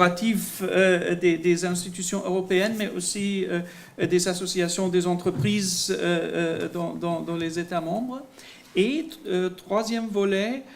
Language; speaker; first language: French; non-native, fluent; German